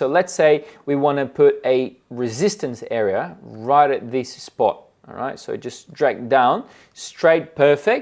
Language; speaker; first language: English; non-native, fluent; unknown